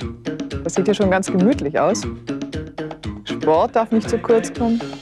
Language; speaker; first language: German; native; German